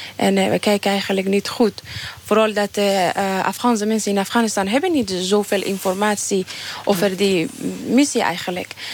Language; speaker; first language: Dutch; non-native, learner; Persian